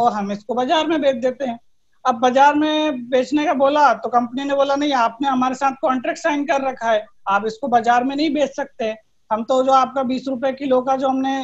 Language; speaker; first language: Hindi; native; Hindi